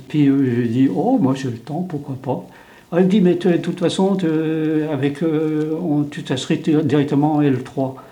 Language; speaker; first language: French; non-native, local second language; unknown